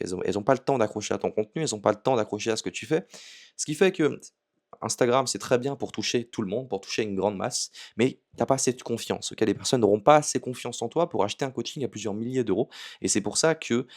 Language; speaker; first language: French; native; French